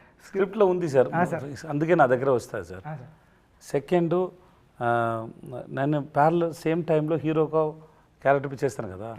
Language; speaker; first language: Telugu; non-native, learner; Tamil